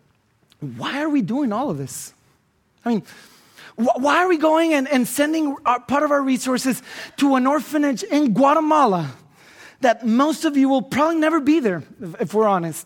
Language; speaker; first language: English; non-native, fluent; Spanish